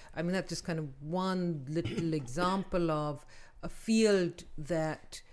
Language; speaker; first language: English; non-native, local second language; Urdu